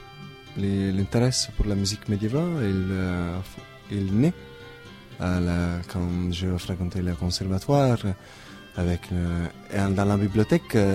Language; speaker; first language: French; non-native, learner; Italian